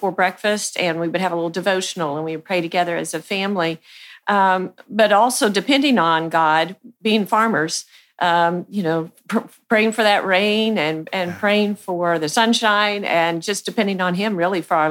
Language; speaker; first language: English; native; English